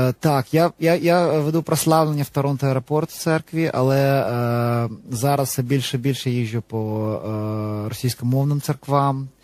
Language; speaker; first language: Ukrainian; non-native, local second language; Russian